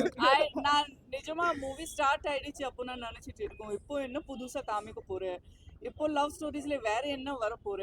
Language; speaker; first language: Tamil; non-native, fluent; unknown